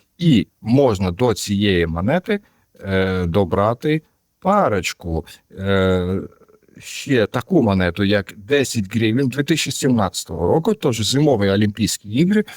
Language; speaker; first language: Ukrainian; non-native, local second language; Russian